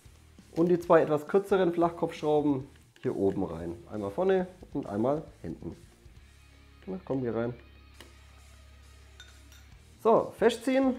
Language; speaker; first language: German; native; German